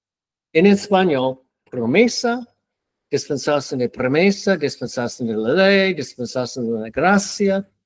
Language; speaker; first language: Spanish; non-native, learner; English